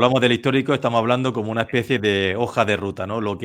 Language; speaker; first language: Spanish; native; Spanish